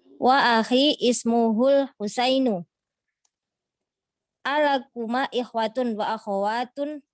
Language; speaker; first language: Arabic; non-native, learner; Indonesian